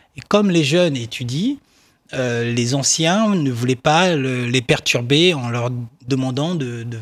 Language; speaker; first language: French; non-native, local second language; Baoulé